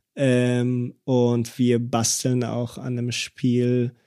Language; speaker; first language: German; early bilingual, other home language; Hebrew